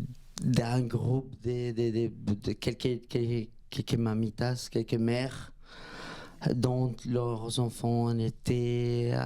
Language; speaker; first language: French; non-native, fluent; Spanish